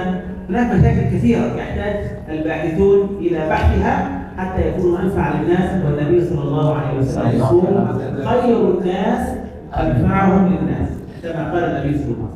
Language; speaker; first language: Arabic; native; Arabic